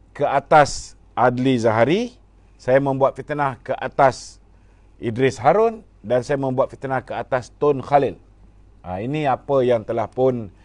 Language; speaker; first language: Malay; native; Malay